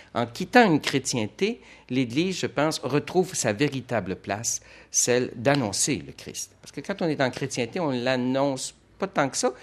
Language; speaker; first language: French; native; French